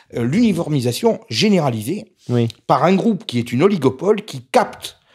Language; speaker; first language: French; native; French